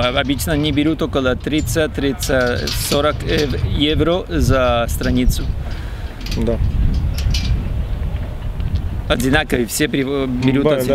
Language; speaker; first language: Russian; non-native, learner; Spanish